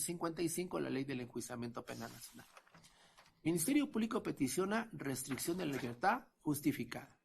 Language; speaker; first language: Spanish; native; Spanish